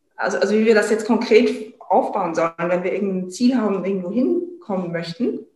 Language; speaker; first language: German; non-native, fluent; French